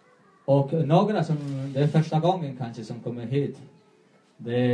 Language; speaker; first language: Swedish; non-native, learner; Spanish